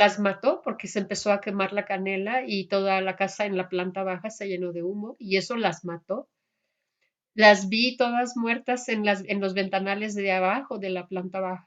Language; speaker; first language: Spanish; native; Spanish